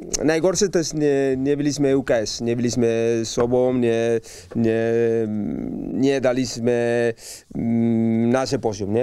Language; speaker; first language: Polish; non-native, learner; Spanish